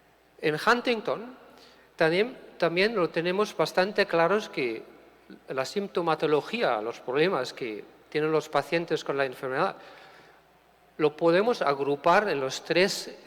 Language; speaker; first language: Spanish; non-native, fluent; German